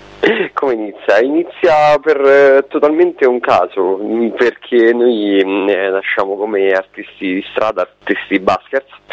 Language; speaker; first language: Italian; native; Italian